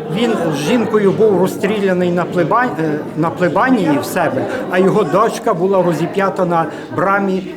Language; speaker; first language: Ukrainian; native; Ukrainian